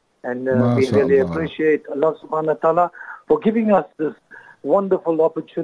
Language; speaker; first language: English; native; English